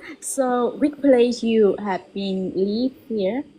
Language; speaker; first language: English; non-native, learner; Vietnamese